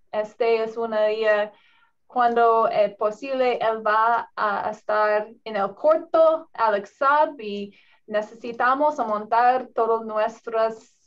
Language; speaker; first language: Spanish; non-native, learner; English